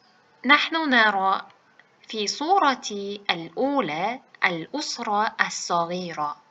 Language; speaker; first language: Arabic; non-native, fluent; Uzbek